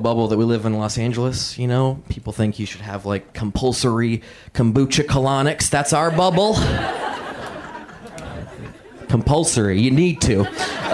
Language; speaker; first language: English; native; English